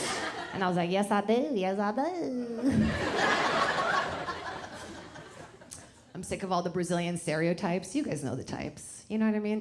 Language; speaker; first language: English; early bilingual, other home language; Portuguese